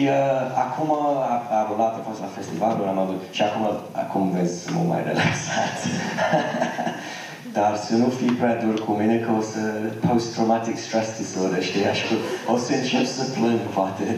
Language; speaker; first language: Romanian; non-native, fluent; English